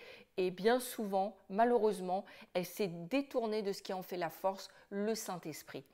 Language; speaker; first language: French; native; French